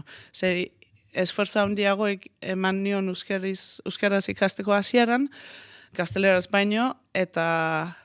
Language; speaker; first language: Basque; non-native, fluent; Danish